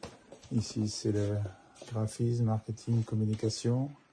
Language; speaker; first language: French; native; French